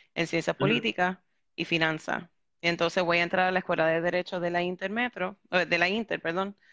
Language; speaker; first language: Spanish; early bilingual, heritage; Spanish